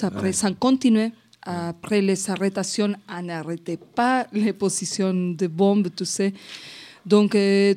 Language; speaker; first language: French; non-native, fluent; Spanish